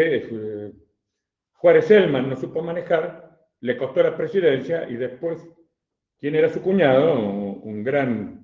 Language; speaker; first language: Spanish; native; Spanish